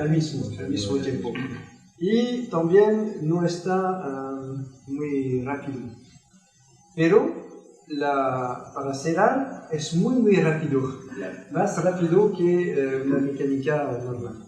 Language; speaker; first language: Spanish; non-native, learner; French